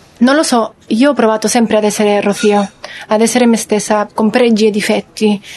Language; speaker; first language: Italian; non-native, fluent; Spanish